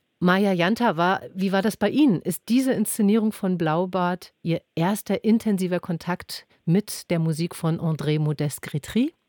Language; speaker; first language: German; native; German